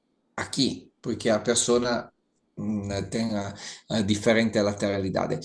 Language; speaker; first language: Portuguese; non-native, learner; Italian